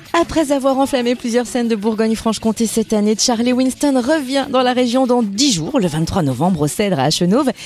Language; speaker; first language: French; native; French